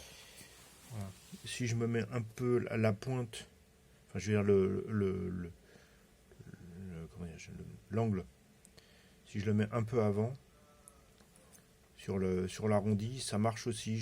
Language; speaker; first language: French; native; French